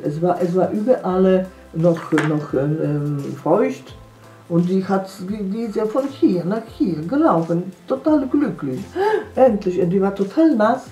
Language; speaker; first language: German; non-native, fluent; Polish